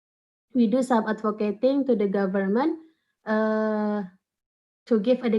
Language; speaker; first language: English; non-native, learner; Indonesian